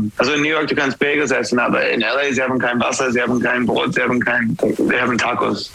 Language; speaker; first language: German; non-native, learner; English